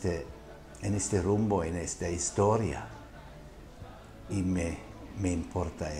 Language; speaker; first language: Spanish; non-native, fluent; German